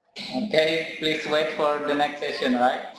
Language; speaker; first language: English; non-native, learner; Indonesian